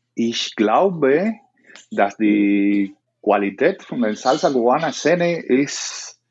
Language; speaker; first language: German; non-native, fluent; Spanish